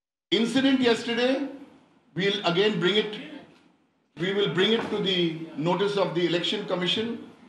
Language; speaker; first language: English; native; English